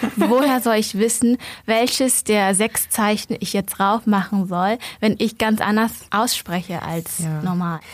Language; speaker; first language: German; early bilingual, other home language; Vietnamese